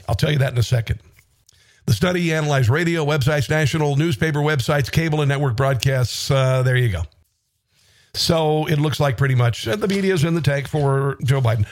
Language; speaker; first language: English; native; English